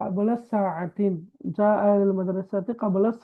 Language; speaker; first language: Arabic; non-native, fluent; Tamil